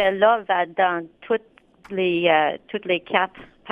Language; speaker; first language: French; non-native, local second language; English